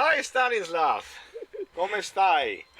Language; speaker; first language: English; non-native, learner; German